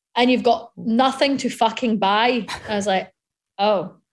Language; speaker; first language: English; native; English